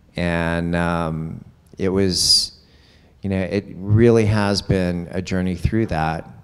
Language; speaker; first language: English; native; English